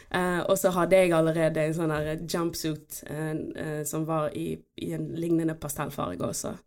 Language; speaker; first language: Norwegian; early bilingual, other home language; Portuguese